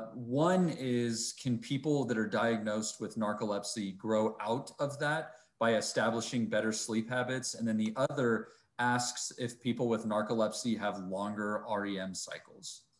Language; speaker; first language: English; native; English